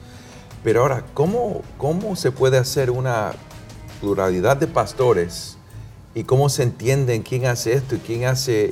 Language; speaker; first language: Spanish; non-native, fluent; English